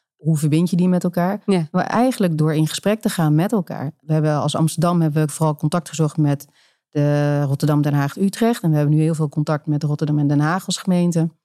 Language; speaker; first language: Dutch; native; Dutch